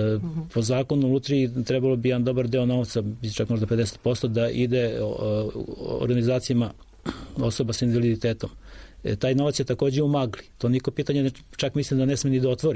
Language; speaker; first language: Serbian; native; Serbian